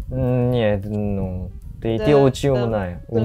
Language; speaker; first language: Russian; non-native, learner; Japanese